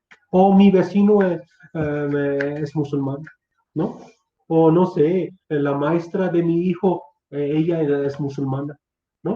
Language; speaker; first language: Spanish; non-native, fluent; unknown